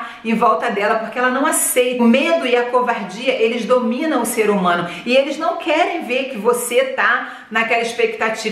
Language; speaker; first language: Portuguese; native; Portuguese